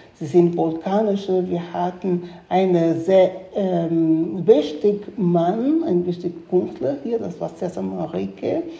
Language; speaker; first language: German; non-native, fluent; Portuguese